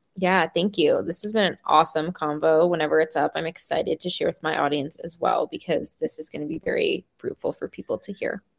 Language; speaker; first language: English; native; English